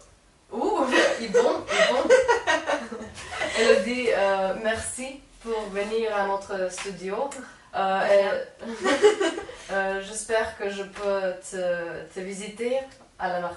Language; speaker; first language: French; non-native, learner; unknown